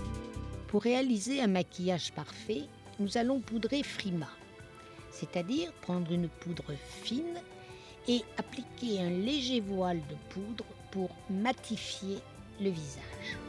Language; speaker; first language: French; native; French